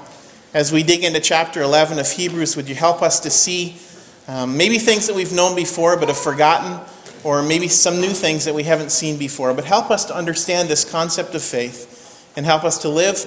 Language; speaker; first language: English; native; English